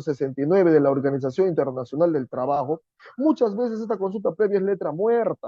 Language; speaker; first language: Spanish; native; Spanish